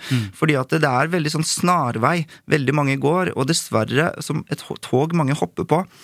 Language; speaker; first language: Norwegian; early bilingual, other home language; Korean